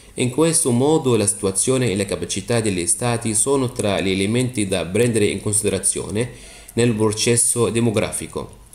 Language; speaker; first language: Italian; non-native, fluent; Arabic